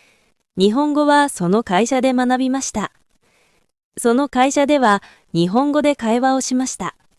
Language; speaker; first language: Japanese; non-native, fluent; Korean